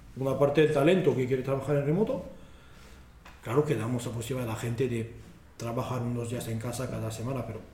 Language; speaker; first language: Spanish; non-native, fluent; French